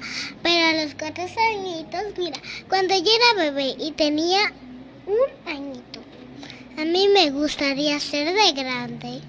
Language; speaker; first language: Spanish; early bilingual, other home language; Haitian Creole